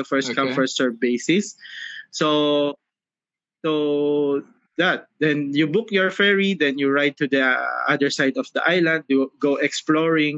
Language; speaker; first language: English; non-native, local second language; Filipino